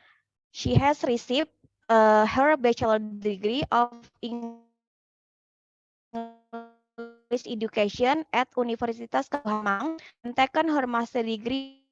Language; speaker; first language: English; non-native, fluent; Indonesian